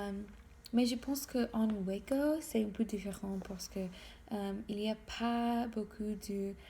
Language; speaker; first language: French; non-native, learner; English